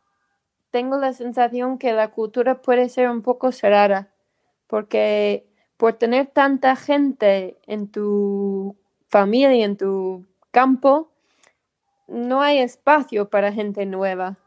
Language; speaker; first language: Spanish; non-native, fluent; English